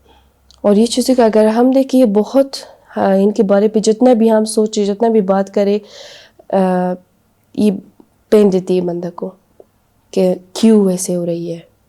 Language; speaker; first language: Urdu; non-native, learner; Persian